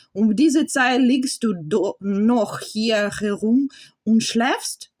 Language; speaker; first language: German; non-native, learner; Ukrainian